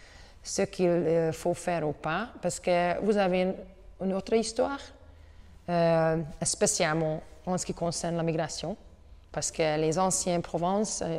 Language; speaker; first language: French; non-native, learner; Hungarian